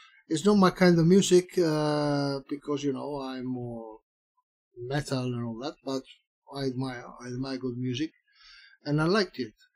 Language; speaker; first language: English; non-native, fluent; Spanish